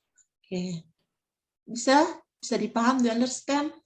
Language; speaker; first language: English; non-native, learner; Indonesian